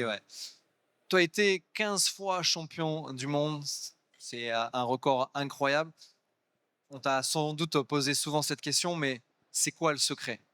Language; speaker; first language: French; native; French